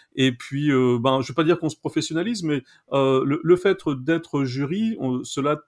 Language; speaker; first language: French; native; French